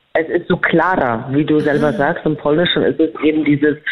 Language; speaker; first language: German; non-native, fluent; Polish